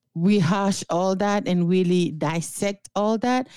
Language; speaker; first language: English; non-native, fluent; Haitian Creole